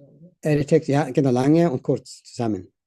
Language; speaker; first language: German; non-native, learner; Tibetan